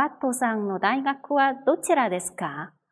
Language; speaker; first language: Japanese; non-native, fluent; Chinese